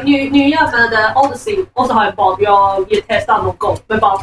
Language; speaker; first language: Swedish; non-native, learner; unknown